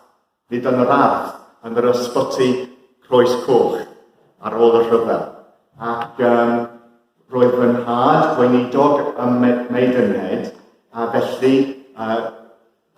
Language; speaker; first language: Welsh; non-native, fluent; English